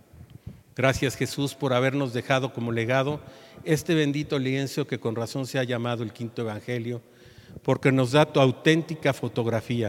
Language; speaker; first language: Spanish; native; Spanish